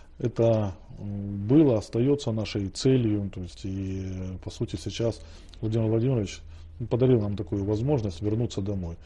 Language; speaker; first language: Russian; native; Russian